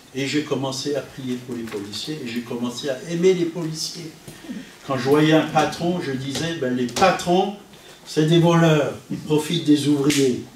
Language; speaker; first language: French; non-native, fluent; Italian